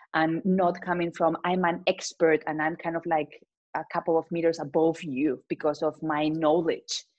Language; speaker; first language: English; non-native, fluent; Spanish